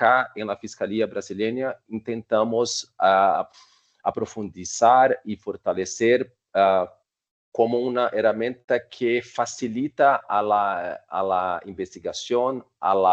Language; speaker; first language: Spanish; non-native, fluent; Portuguese